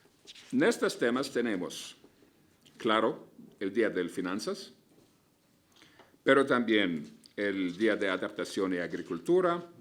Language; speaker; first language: Spanish; non-native, fluent; Arabic